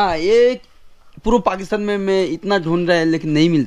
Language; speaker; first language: Hindi; non-native, learner; Bangla